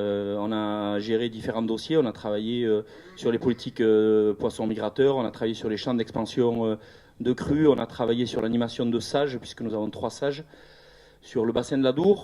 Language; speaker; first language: French; native; French